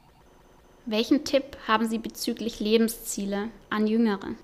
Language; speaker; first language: German; native; German